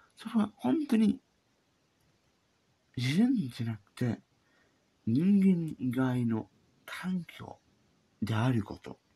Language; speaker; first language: Japanese; non-native, learner; English